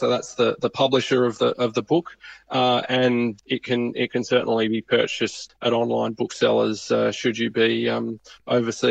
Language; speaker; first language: English; native; English